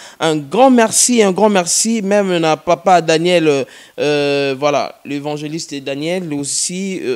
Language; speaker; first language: French; non-native, local second language; Lingala